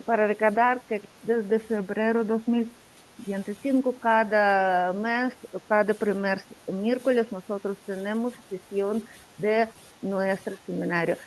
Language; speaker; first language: Spanish; non-native, learner; Russian